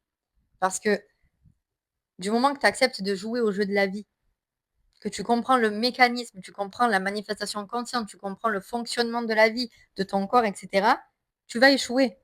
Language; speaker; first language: French; native; French